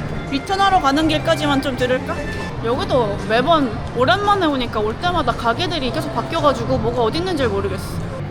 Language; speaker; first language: Korean; early bilingual, heritage; Korean